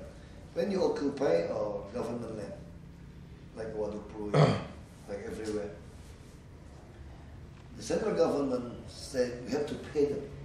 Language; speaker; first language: English; non-native, learner; Indonesian